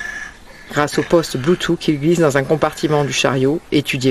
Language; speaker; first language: French; native; French